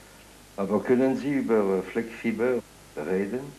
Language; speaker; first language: German; non-native, learner; French